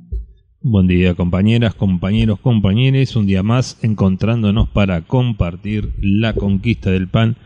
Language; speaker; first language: Spanish; native; Spanish